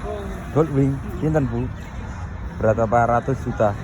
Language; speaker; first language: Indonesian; non-native, local second language; Javanese